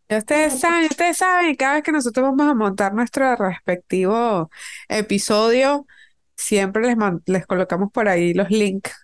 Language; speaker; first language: Spanish; native; Spanish